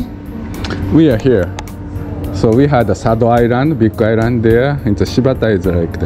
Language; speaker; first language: English; non-native, learner; Japanese